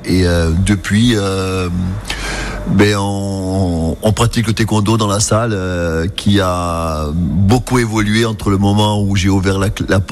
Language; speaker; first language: French; native; French